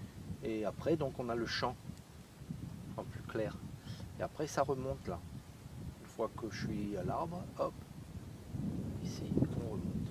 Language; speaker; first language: French; native; French